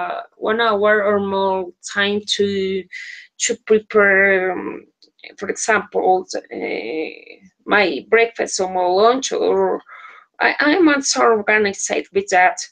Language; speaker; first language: English; non-native, learner; Spanish